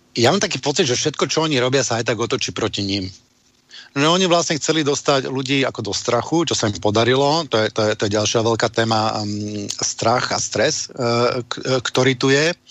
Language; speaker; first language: Slovak; native; Slovak